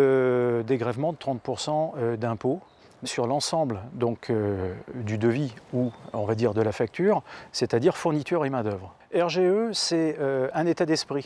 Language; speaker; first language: French; native; French